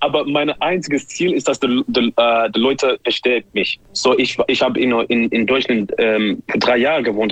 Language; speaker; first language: German; non-native, learner; English